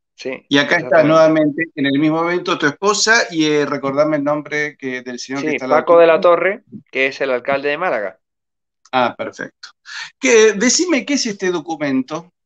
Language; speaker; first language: Spanish; native; Spanish